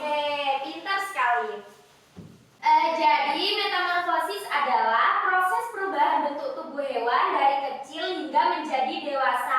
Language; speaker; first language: Indonesian; native; Indonesian